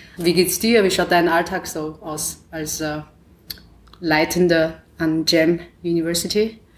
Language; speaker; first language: German; non-native, fluent; Chinese